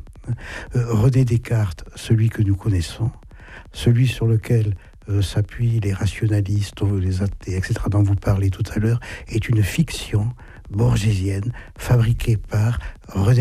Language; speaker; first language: French; native; French